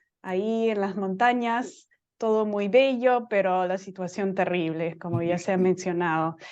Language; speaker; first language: Spanish; non-native, fluent; English